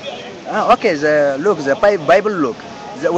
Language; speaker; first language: English; non-native, learner; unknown